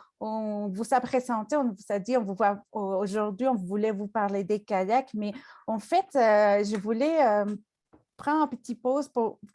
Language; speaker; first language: French; non-native, fluent; Spanish